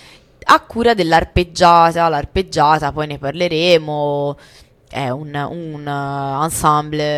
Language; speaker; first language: Italian; native; Italian